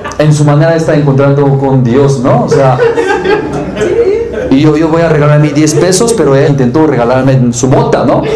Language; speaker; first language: Spanish; non-native, learner; Korean